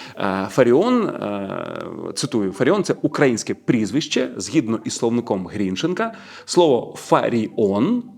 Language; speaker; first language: Ukrainian; non-native, local second language; Russian